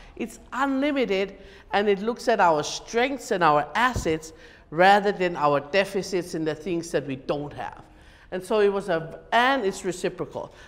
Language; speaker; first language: English; native; English